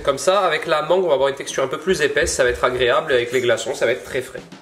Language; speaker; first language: French; native; French